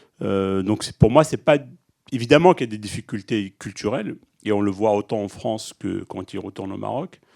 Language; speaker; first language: French; early bilingual, other home language; Arabic